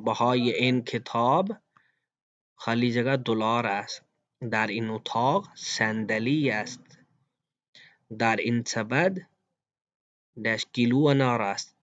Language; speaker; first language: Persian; non-native, fluent; Urdu